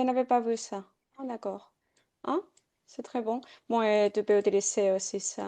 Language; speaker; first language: French; non-native, fluent; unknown